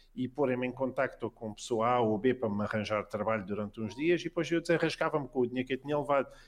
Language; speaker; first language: Portuguese; native; Portuguese